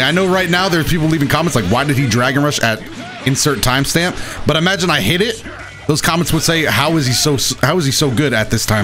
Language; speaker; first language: English; native; English